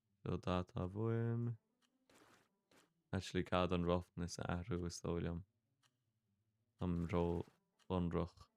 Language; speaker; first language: Irish; non-native, local second language; English